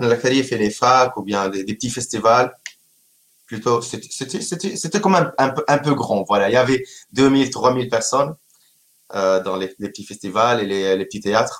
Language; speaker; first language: French; non-native, local second language; Arabic